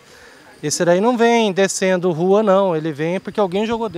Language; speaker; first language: Portuguese; native; Portuguese